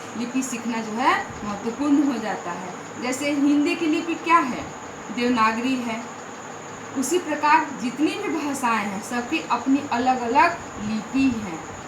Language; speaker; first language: Hindi; native; Hindi